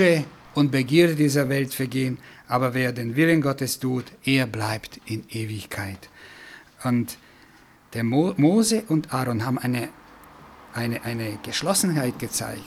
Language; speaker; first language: German; non-native, fluent; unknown